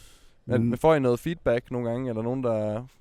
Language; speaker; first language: Danish; native; Danish